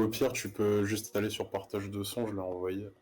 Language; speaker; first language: French; native; French